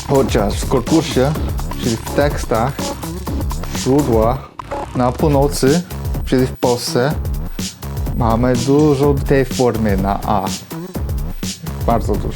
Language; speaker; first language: Polish; non-native, fluent; English